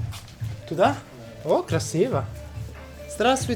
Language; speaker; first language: Russian; non-native, learner; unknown